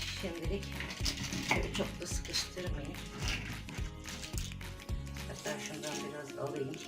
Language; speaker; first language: Turkish; native; Turkish